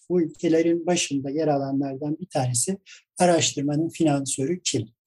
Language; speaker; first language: Turkish; native; Turkish